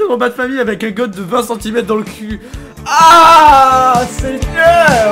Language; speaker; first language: French; native; French